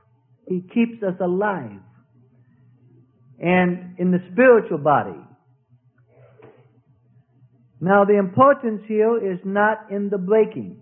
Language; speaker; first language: English; native; English